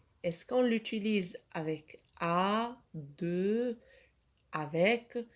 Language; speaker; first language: French; non-native, local second language; Arabic